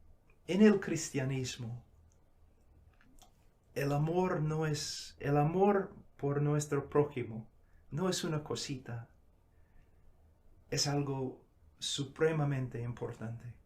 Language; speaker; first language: Spanish; non-native, fluent; English